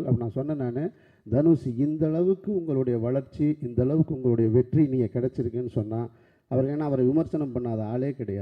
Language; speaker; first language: Tamil; native; Tamil